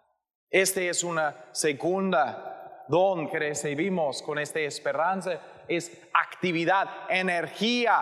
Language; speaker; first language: Spanish; non-native, learner; English